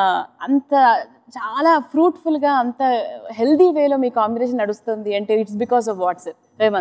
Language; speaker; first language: Telugu; native; Telugu